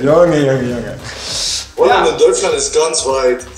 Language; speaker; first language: German; non-native, learner; Dutch